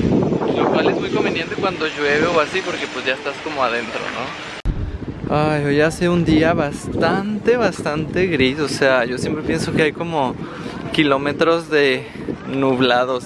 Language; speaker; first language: Spanish; native; Spanish